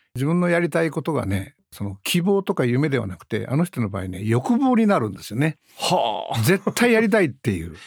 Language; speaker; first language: Japanese; native; Japanese